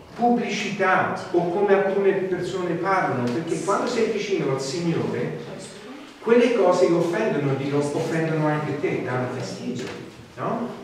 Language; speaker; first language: Italian; non-native, fluent; English